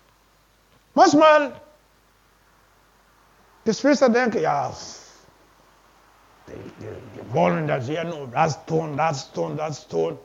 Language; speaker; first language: German; non-native, learner; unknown